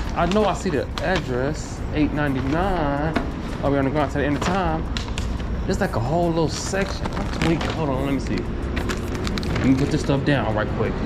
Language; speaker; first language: English; native; English